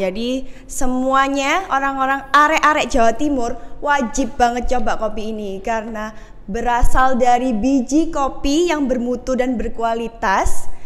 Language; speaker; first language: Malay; non-native, local second language; Javanese